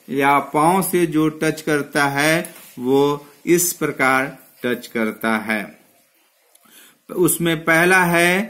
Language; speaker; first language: Hindi; native; Hindi